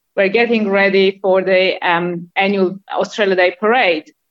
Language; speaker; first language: English; non-native, fluent; Armenian